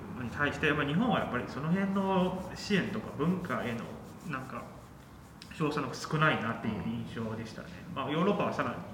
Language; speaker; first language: Japanese; non-native, fluent; Chinese